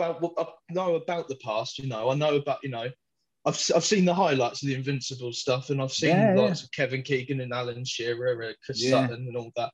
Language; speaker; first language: English; native; English